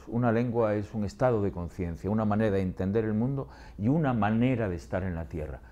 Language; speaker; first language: Spanish; native; Spanish